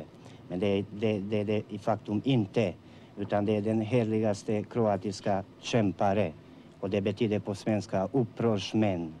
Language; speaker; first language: Swedish; non-native, fluent; Croatian